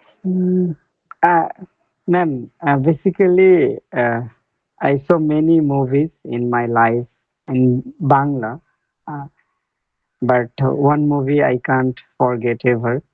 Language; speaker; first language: English; non-native, learner; Bangla